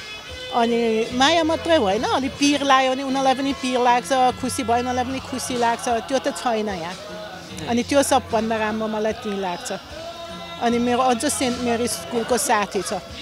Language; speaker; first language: Nepali; early bilingual, other home language; German